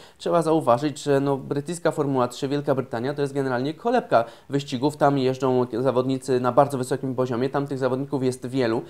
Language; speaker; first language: Polish; native; Polish